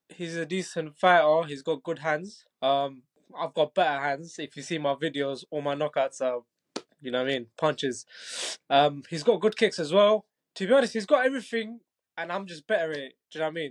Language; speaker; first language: English; non-native, local second language; Bangla